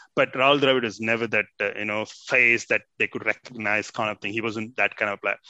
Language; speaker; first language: English; non-native, local second language; Tamil